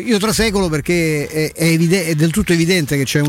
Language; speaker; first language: Italian; native; Italian